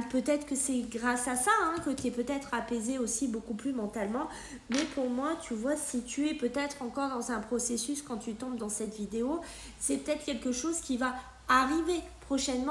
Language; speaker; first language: French; native; French